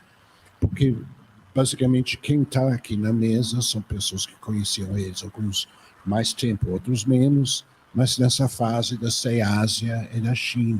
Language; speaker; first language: Portuguese; non-native, fluent; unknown